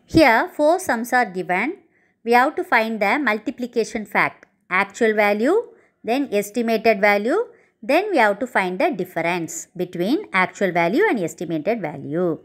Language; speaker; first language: English; non-native, local second language; Tamil